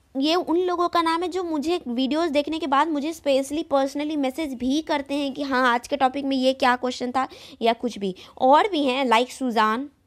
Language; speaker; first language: Hindi; native; Hindi